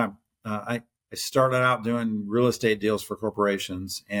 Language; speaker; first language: English; native; English